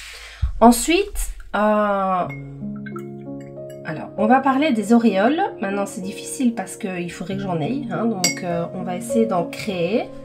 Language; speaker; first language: French; native; French